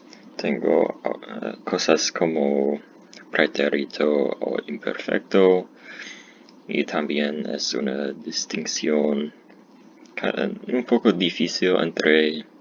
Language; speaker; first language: Spanish; non-native, learner; English